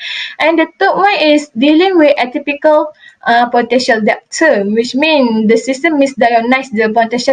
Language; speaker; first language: English; non-native, local second language; Malay